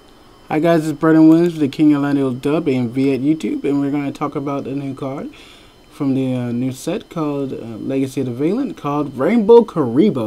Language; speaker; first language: English; native; English